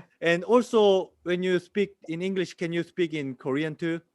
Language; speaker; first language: English; non-native, learner; Korean